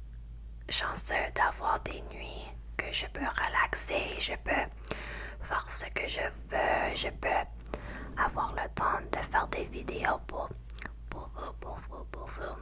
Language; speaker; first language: French; non-native, learner; English